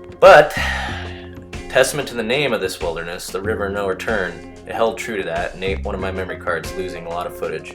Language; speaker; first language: English; native; English